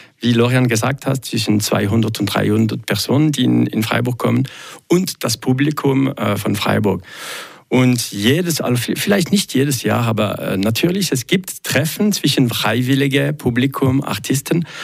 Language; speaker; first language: German; non-native, local second language; French